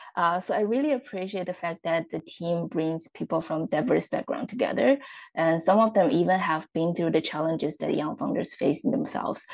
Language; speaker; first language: English; non-native, fluent; Chinese